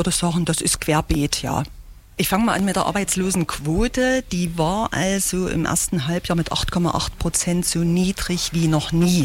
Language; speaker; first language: German; native; German